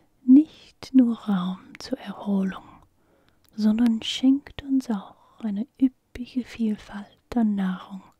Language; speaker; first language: German; non-native, fluent; English